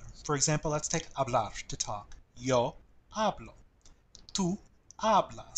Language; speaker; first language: Spanish; non-native, learner; English